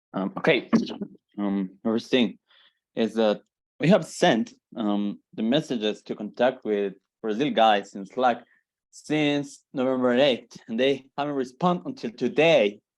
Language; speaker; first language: English; non-native, fluent; Spanish